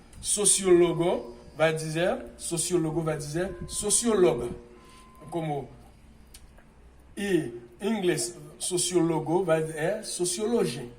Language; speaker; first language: Portuguese; non-native, fluent; Haitian Creole